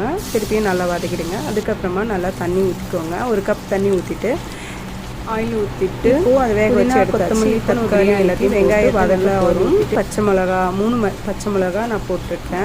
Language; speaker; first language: Tamil; native; Tamil